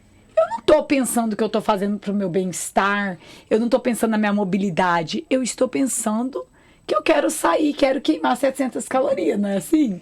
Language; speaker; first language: Portuguese; native; Portuguese